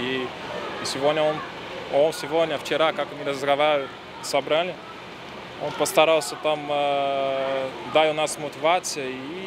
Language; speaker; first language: Russian; non-native, learner; Portuguese